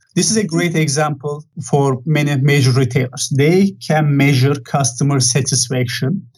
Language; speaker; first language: English; non-native, fluent; Turkish